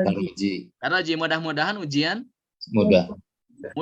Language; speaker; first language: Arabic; non-native, fluent; Indonesian